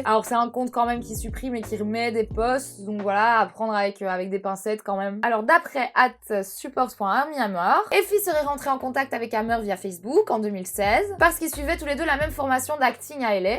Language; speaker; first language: French; native; French